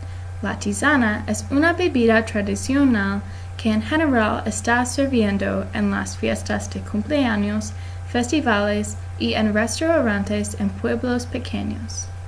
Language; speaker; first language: Spanish; non-native, learner; English